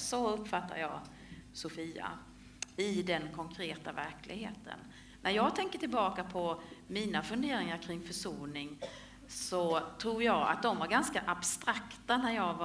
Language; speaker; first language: Swedish; native; Swedish